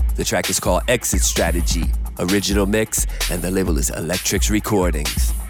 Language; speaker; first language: English; native; English